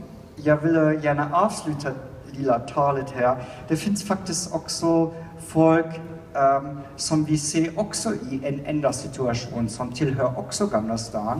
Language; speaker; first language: Swedish; non-native, fluent; German